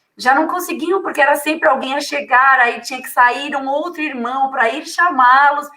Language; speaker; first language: Portuguese; native; Portuguese